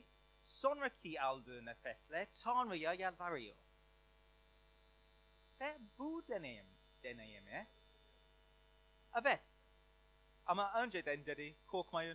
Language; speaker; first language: Turkish; non-native, learner; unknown